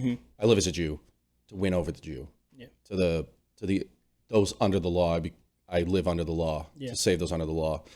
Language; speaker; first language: English; native; English